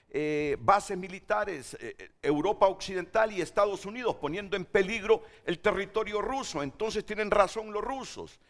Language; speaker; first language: Spanish; native; Spanish